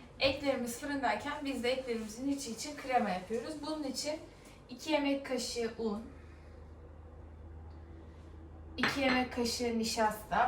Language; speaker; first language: Turkish; native; Turkish